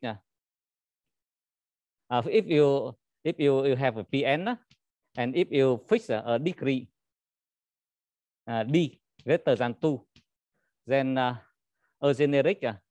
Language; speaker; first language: English; non-native, learner; Vietnamese